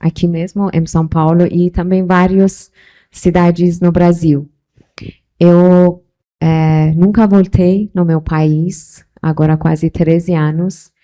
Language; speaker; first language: Portuguese; non-native, local second language; Persian